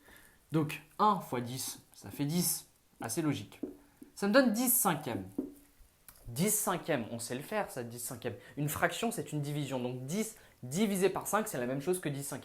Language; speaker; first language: French; native; French